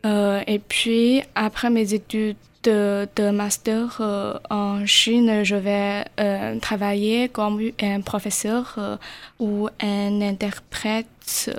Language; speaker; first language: French; non-native, learner; Chinese